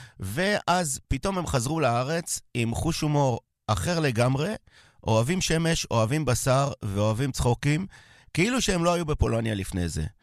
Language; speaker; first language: Hebrew; native; Hebrew